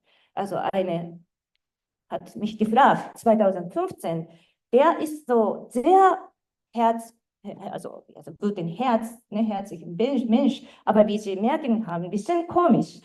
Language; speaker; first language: German; non-native, fluent; Japanese